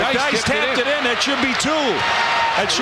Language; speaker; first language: English; native; English